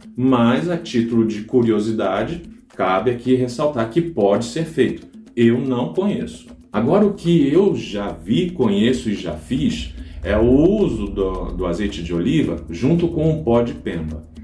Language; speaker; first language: Portuguese; native; Portuguese